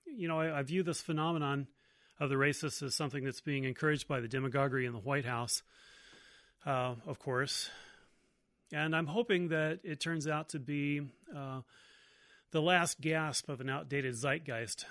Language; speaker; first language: English; native; English